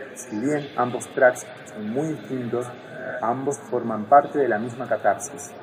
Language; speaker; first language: Spanish; native; Spanish